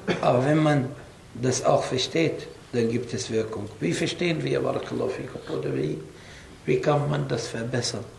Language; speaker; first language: German; non-native, fluent; Arabic